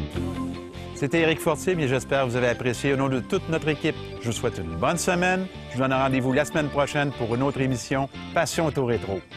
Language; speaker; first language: French; native; French